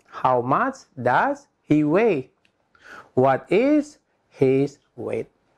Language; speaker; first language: English; non-native, fluent; Indonesian